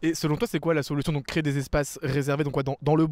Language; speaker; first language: French; native; French